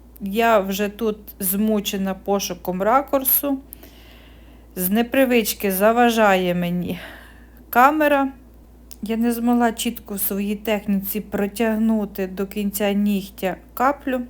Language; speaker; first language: Ukrainian; native; Ukrainian